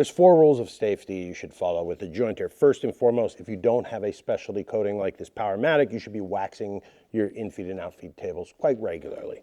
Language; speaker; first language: English; native; English